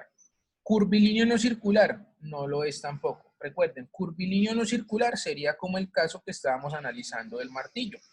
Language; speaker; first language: Spanish; native; Spanish